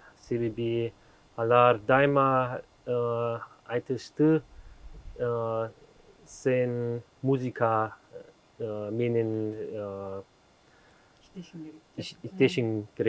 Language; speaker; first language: Kyrgyz; non-native, learner; German